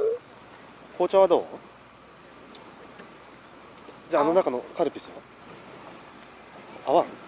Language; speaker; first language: Japanese; native; Japanese